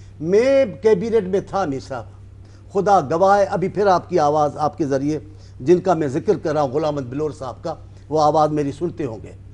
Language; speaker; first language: Urdu; non-native, local second language; Sindhi